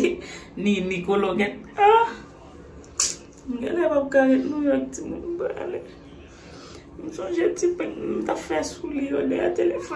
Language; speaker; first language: French; non-native, learner; Haitian Creole